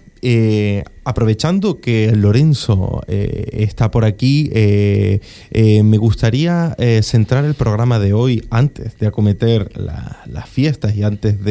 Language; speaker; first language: Spanish; native; Spanish